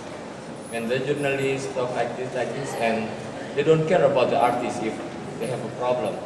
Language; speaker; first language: English; non-native, learner; Indonesian